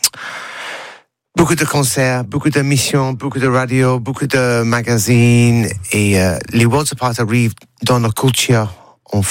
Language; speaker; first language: French; non-native, learner; English